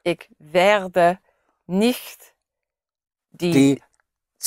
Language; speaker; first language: German; non-native, learner; English